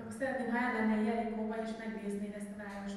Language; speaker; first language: Hungarian; native; Hungarian